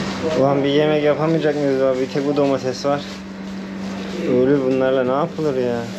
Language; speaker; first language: Turkish; native; Turkish